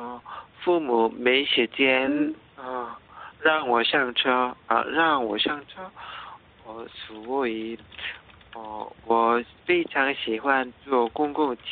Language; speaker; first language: Chinese; non-native, learner; Korean